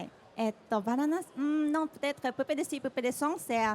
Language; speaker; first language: French; non-native, fluent; Japanese